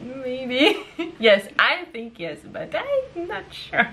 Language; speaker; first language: English; non-native, learner; Russian